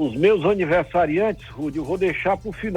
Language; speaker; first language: Portuguese; native; Portuguese